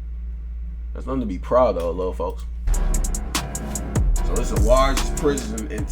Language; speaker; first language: English; native; English